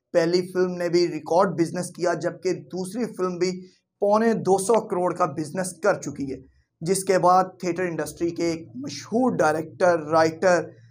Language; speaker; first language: Urdu; non-native, local second language; Punjabi